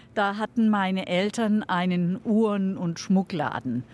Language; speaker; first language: German; native; German